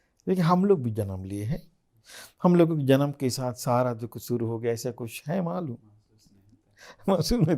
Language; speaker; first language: Hindi; non-native, fluent; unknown